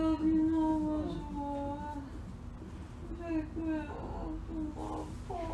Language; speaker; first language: Korean; non-native, fluent; German